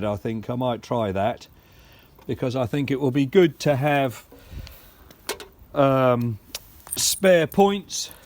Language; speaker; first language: English; native; English